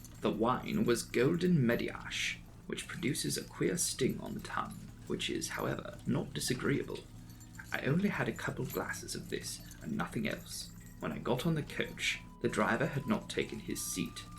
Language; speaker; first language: English; native; English